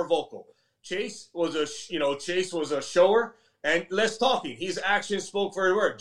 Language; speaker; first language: English; native; English